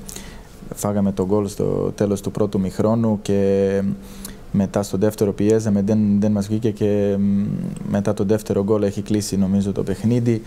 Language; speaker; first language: Greek; non-native, fluent; Serbian